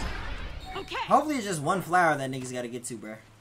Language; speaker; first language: English; native; English